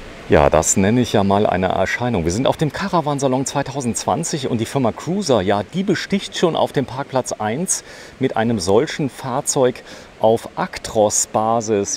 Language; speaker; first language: German; native; German